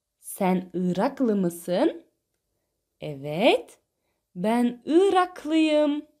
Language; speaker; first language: Turkish; non-native, fluent; Arabic